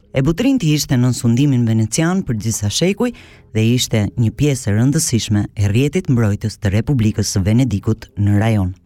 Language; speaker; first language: Albanian; early bilingual, heritage; Albanian